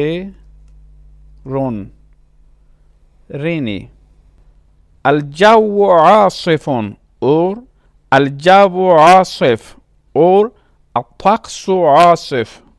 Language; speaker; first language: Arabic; non-native, fluent; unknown